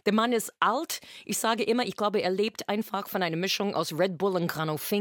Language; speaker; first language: German; non-native, fluent; English